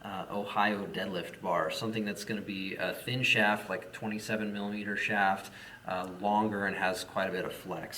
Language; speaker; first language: English; native; English